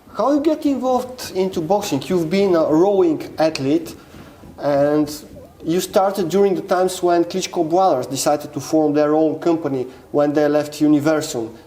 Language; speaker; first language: English; non-native, fluent; Bulgarian